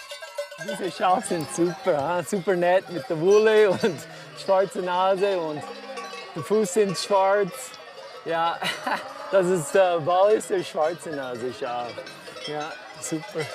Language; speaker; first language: German; non-native, learner; English